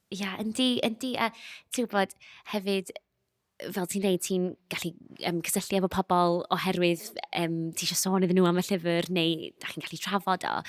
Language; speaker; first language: Welsh; non-native, local second language; English